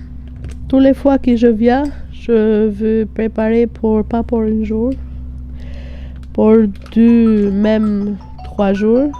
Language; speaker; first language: French; non-native, learner; Albanian